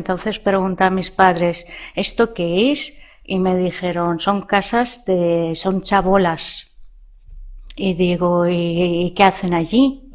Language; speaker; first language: Spanish; non-native, fluent; Persian